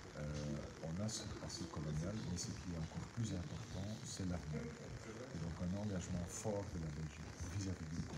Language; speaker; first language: French; non-native, local second language; Dutch